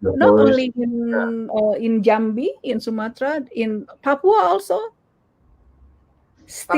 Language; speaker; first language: English; non-native, learner; Indonesian